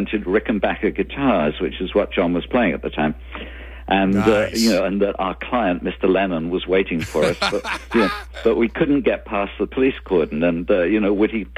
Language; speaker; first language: English; native; English